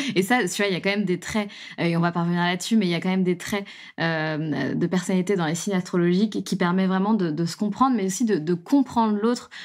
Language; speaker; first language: French; native; French